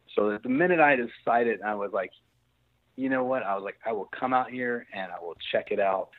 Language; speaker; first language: English; native; English